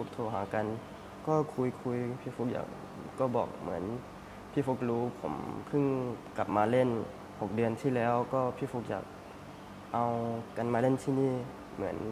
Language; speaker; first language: Thai; early bilingual, heritage; Thai